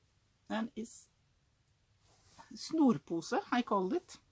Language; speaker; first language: English; non-native, learner; Norwegian